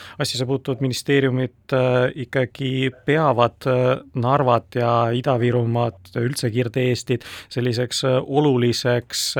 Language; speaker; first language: Estonian; non-native, local second language; Russian